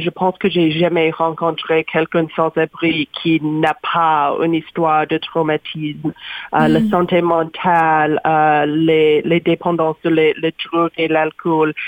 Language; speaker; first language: French; non-native, learner; English